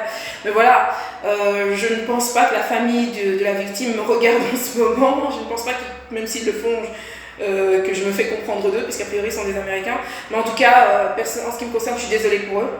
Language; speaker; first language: French; native; French